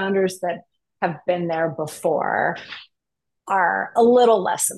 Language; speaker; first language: English; native; English